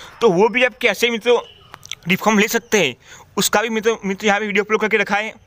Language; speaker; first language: Hindi; non-native, local second language; Gujarati